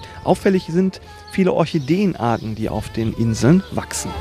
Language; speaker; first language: German; native; German